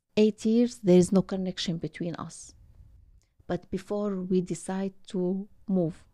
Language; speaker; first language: English; non-native, learner; Arabic